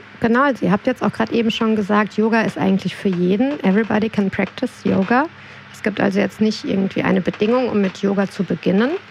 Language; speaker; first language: German; native; German